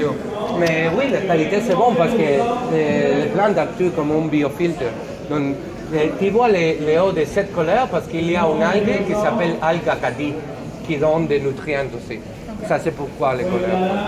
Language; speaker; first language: French; non-native, learner; Spanish